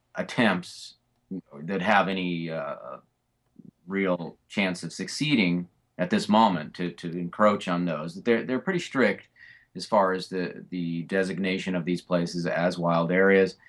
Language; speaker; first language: English; native; English